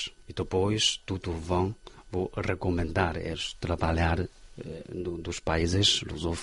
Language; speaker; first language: Portuguese; non-native, fluent; Chinese